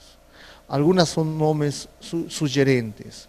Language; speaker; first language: Portuguese; non-native, fluent; Spanish